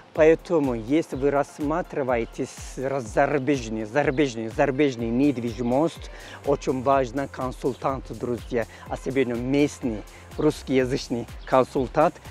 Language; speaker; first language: Russian; non-native, learner; Turkish